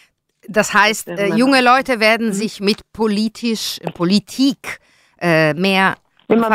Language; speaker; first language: German; non-native, fluent; Italian